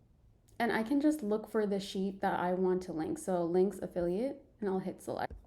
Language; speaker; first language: English; native; English